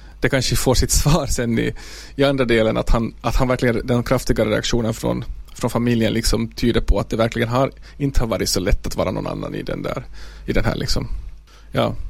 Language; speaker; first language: Swedish; native; Swedish